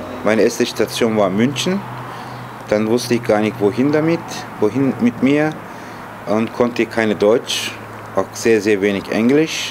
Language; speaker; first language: German; non-native, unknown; Turkish